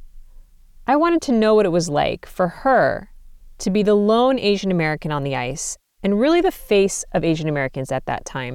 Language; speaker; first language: English; native; English